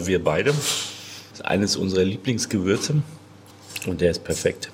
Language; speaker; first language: German; native; German